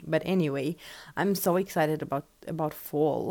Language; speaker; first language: English; non-native, fluent; Russian